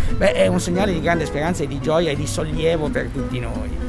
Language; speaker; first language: Italian; native; Italian